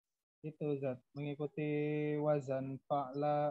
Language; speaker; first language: Indonesian; native; Indonesian